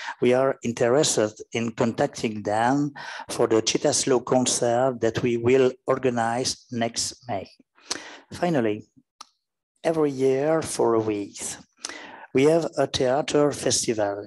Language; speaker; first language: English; non-native, learner; French